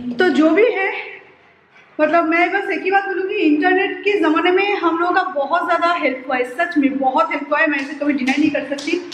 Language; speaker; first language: Hindi; non-native, local second language; Bangla